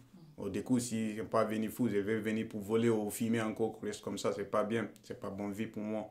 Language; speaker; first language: French; non-native, learner; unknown